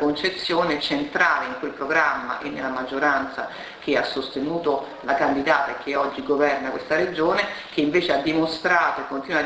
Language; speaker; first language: Italian; native; Italian